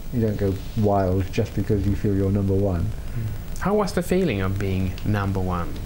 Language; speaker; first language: English; non-native, fluent; Swedish